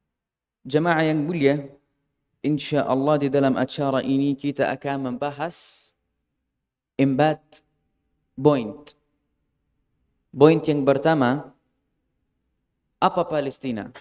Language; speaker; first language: Indonesian; non-native, fluent; Arabic